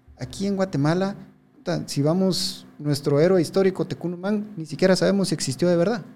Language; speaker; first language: Spanish; native; Spanish